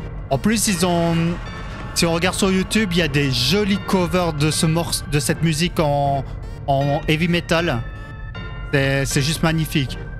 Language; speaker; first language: French; native; French